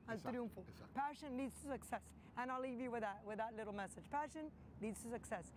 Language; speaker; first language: English; early bilingual, other home language; Spanish